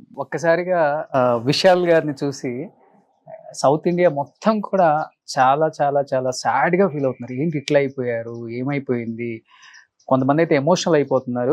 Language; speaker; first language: Telugu; native; Telugu